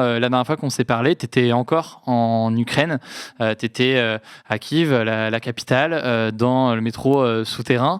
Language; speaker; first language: French; native; French